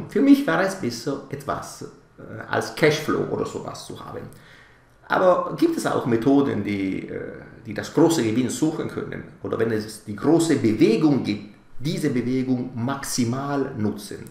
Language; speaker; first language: German; non-native, fluent; Italian